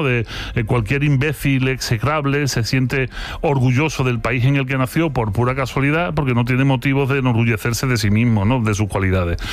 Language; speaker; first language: Spanish; native; Spanish